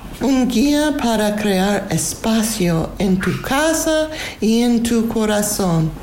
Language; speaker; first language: Spanish; non-native, learner; English